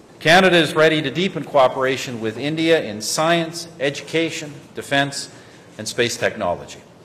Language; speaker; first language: English; native; English